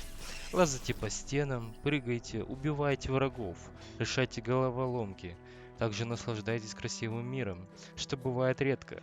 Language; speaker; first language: Russian; native; Russian